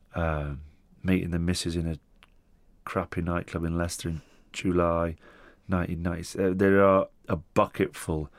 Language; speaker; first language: English; non-native, local second language; Italian